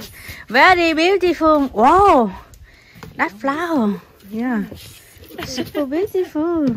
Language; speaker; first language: English; non-native, learner; Vietnamese